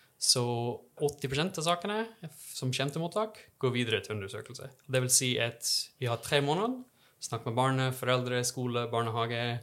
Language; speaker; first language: Norwegian; non-native, fluent; English